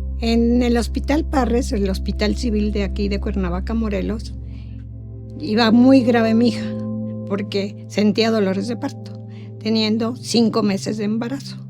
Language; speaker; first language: Spanish; native; Spanish